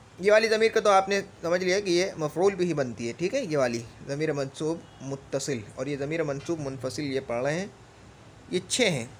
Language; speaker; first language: Urdu; native; Urdu